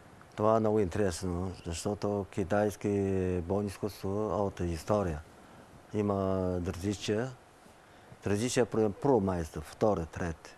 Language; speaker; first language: Bulgarian; non-native, learner; Chinese